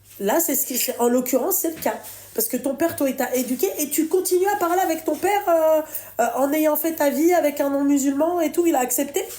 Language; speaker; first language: French; native; French